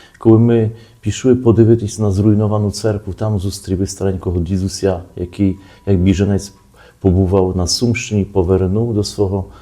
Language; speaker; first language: Ukrainian; early bilingual, heritage; Ukrainian